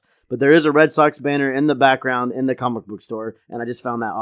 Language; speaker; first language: English; native; English